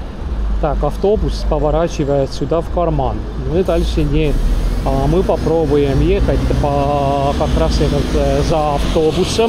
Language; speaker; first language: Russian; non-native, local second language; Estonian